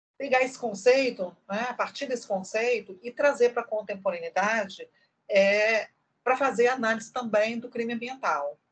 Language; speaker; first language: Portuguese; native; Portuguese